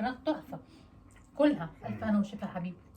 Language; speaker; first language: Arabic; native; Arabic